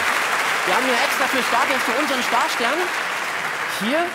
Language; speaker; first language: German; native; German